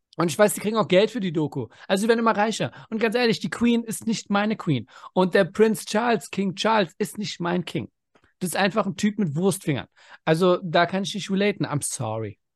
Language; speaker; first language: German; early bilingual, other home language; Persian